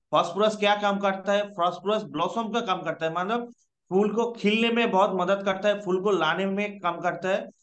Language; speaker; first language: Hindi; non-native, local second language; Bangla